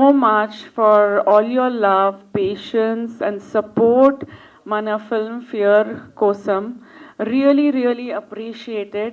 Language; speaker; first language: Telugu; non-native, fluent; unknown